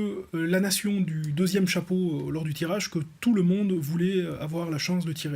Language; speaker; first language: French; native; French